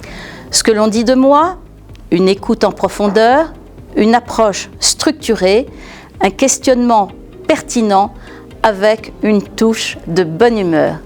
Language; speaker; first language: French; native; French